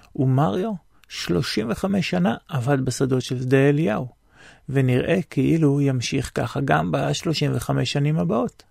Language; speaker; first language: Hebrew; native; Hebrew